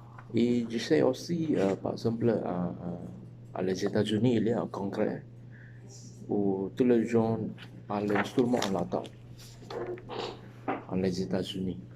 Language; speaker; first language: French; non-native, learner; Chinese